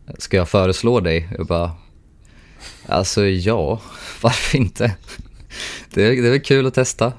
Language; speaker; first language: Swedish; native; Swedish